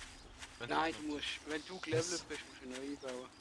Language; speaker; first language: German; native; German